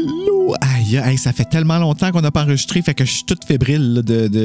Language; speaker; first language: French; native; French